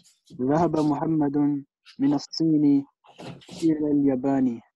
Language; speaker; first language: Arabic; non-native, learner; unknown